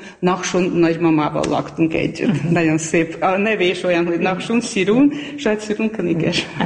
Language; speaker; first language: Hungarian; non-native, fluent; Armenian